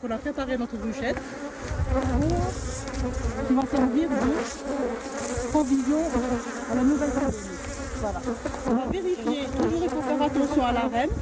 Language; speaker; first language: French; non-native, local second language; Arabic